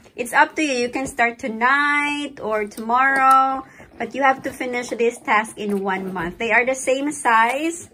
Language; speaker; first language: English; non-native, local second language; Filipino